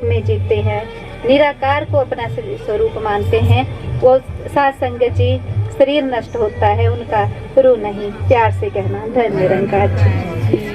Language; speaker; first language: Hindi; native; Hindi